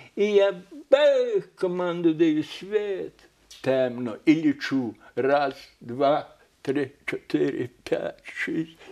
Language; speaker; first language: Ukrainian; native; Ukrainian